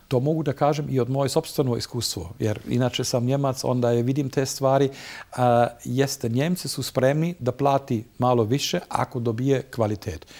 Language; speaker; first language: Bosnian; non-native, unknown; German